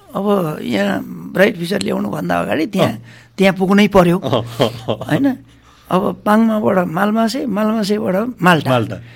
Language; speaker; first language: Nepali; non-native, local second language; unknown